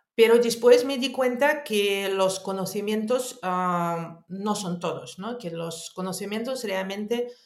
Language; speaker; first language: Spanish; non-native, fluent; Russian